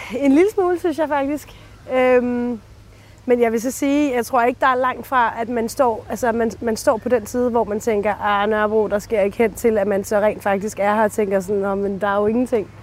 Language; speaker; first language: Danish; early bilingual, other home language; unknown